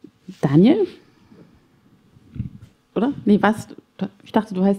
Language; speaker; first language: German; native; German